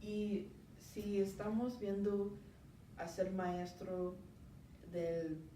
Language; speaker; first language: Spanish; non-native, learner; English